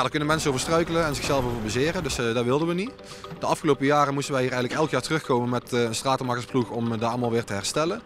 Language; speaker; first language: Dutch; native; Dutch